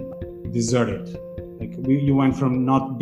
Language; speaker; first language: English; non-native, fluent; Serbian